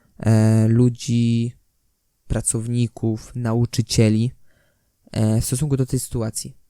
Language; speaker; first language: Polish; native; Polish